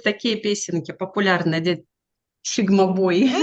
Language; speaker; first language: Russian; native; Russian